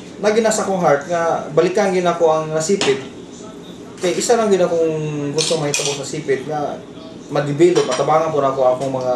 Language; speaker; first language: Cebuano; native; Cebuano